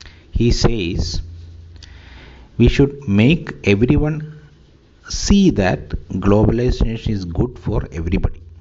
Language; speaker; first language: English; non-native, local second language; Malayalam